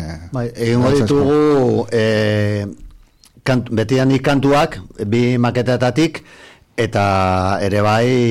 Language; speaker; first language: Basque; non-native, local second language; Spanish